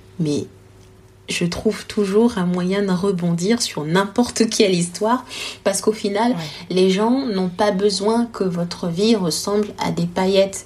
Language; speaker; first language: French; non-native, local second language; Lingala